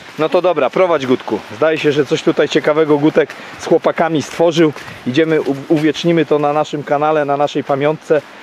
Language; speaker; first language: Polish; native; Polish